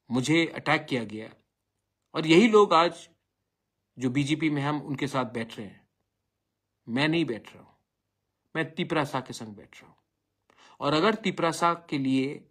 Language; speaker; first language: Hindi; non-native, local second language; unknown